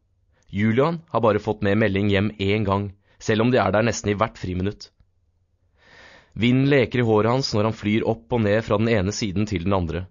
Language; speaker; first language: Norwegian; native; Norwegian